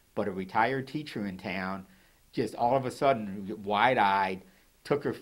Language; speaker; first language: English; native; English